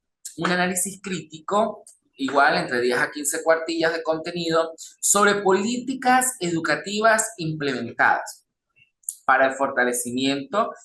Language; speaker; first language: Spanish; native; Spanish